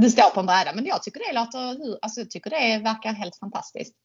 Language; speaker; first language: Swedish; native; Swedish